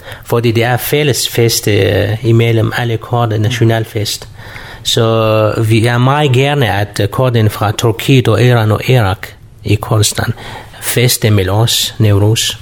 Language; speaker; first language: Danish; non-native, learner; Kurdish